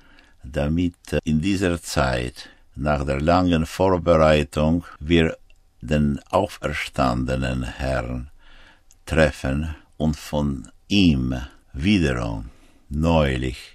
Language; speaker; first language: German; non-native, fluent; Ukrainian